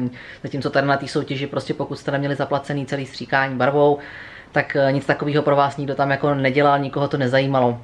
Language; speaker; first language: Czech; native; Czech